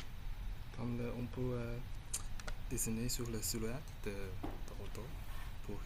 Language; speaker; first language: French; non-native, learner; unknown